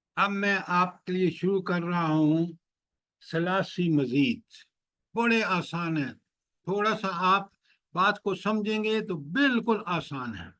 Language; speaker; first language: Urdu; native; Urdu